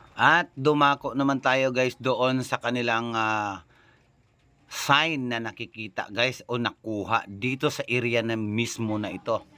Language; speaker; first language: Filipino; non-native, local second language; Cebuano